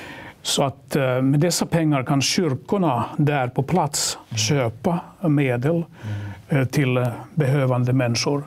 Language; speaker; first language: Swedish; non-native, local second language; Finnish